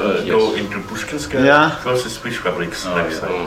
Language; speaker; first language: English; non-native, learner; Russian